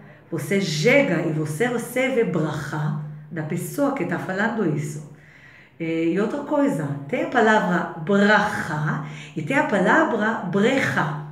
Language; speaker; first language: Portuguese; non-native, fluent; Hebrew